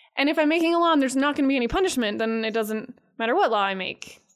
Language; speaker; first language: English; native; English